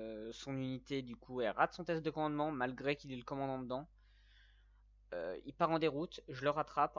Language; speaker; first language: French; native; French